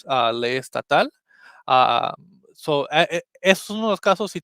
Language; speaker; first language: Spanish; early bilingual, heritage; Spanish